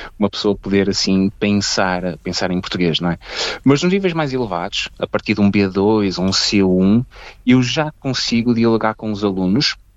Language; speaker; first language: Portuguese; native; Portuguese